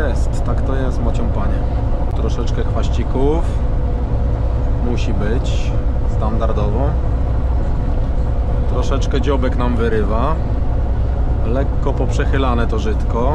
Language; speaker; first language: Polish; native; Polish